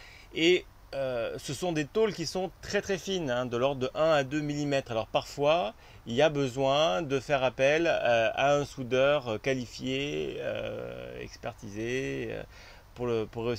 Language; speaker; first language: French; native; French